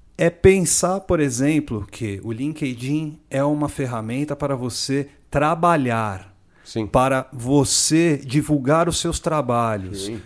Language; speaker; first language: Portuguese; native; Portuguese